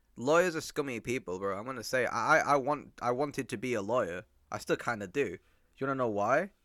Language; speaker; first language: English; native; English